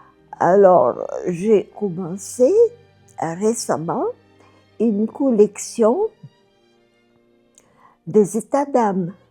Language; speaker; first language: French; non-native, fluent; Bulgarian